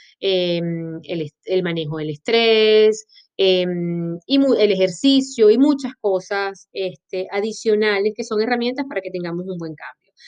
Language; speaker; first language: Spanish; native; Spanish